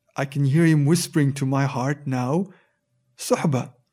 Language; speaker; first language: English; native; English